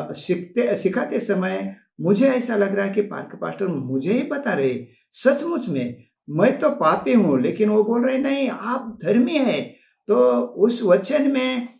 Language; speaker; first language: Hindi; non-native, local second language; Marathi